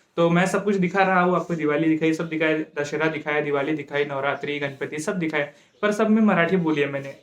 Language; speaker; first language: Hindi; non-native, local second language; Marathi